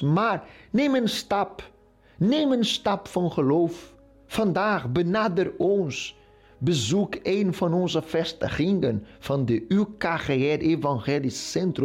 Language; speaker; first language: Dutch; non-native, fluent; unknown